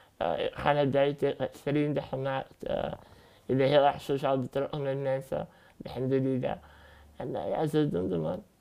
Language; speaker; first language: Dutch; early bilingual, other home language; Arabic